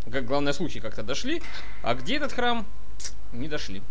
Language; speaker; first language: Russian; native; Russian